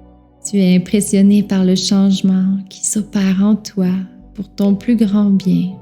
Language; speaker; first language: French; native; French